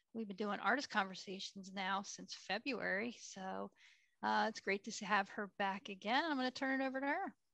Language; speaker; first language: English; native; English